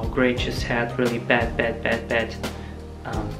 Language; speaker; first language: English; non-native, fluent; Russian